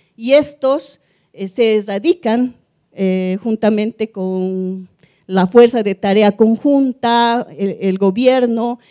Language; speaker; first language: Spanish; native; Spanish